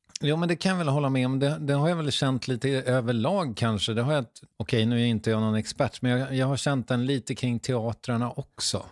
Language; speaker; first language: Swedish; native; Swedish